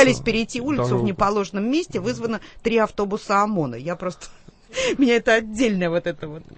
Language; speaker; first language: Russian; native; Russian